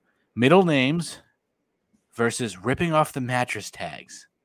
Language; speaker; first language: English; native; English